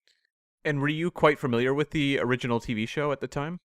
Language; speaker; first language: English; native; English